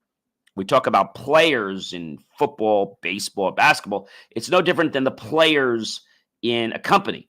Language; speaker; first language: English; native; English